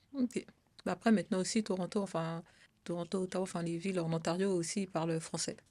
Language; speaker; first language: French; native; French